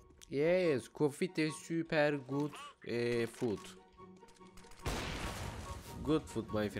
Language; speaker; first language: English; non-native, learner; Turkish